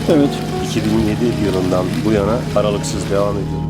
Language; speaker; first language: Turkish; native; Turkish